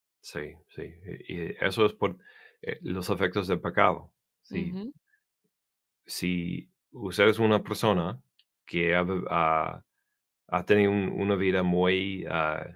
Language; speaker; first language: Spanish; non-native, learner; English